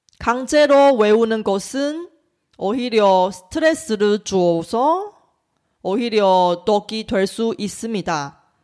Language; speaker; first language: Korean; non-native, fluent; Chinese